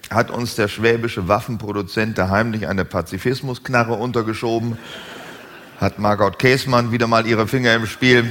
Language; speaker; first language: German; native; German